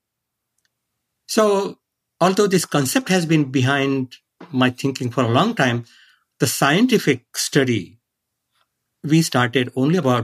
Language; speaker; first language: English; non-native, local second language; Marathi